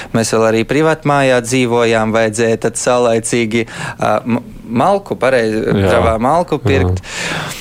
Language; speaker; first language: Latvian; early bilingual, heritage; Latvian